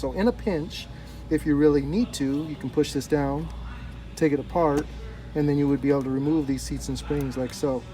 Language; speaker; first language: English; native; English